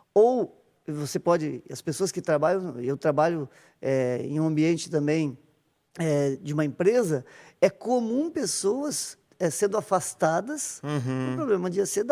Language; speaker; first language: Portuguese; native; Portuguese